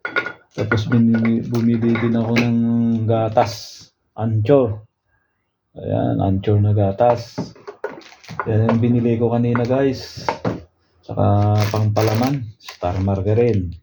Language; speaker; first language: Filipino; native; Filipino